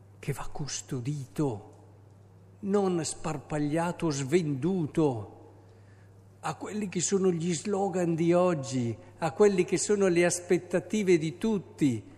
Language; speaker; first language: Italian; native; Italian